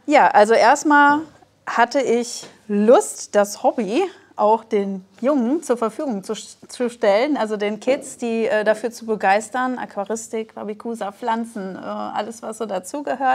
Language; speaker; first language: German; native; German